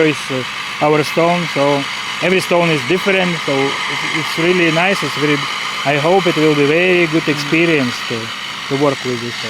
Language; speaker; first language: English; non-native, learner; Polish